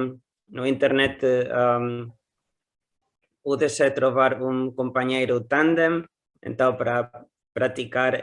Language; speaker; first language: Portuguese; non-native, learner; Spanish